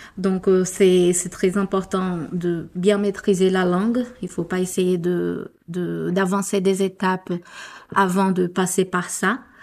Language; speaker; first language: French; non-native, fluent; Portuguese